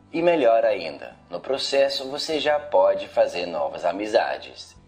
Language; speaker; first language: Portuguese; non-native, fluent; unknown